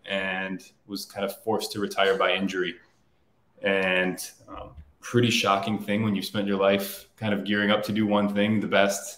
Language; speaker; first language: English; native; English